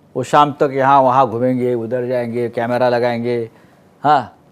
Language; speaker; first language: Hindi; non-native, local second language; Marathi